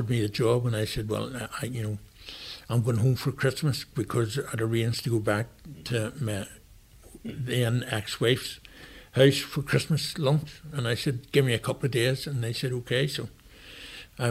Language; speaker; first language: English; native; English